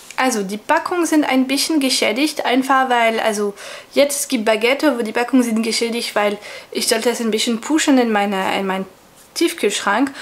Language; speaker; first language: German; non-native, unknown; French